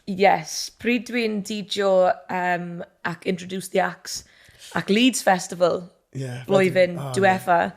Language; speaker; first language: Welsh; non-native, learner; English